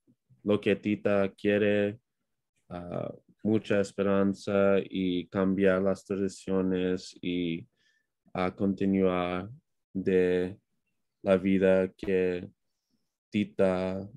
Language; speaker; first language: Spanish; non-native, learner; English